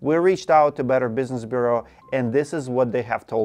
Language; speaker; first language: English; non-native, fluent; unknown